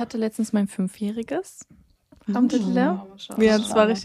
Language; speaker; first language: German; early bilingual, other home language; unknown